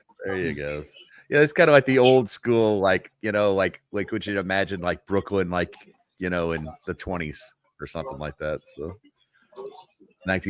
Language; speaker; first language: English; native; English